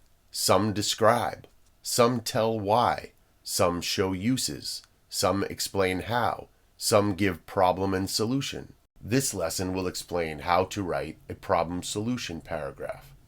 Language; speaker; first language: English; native; English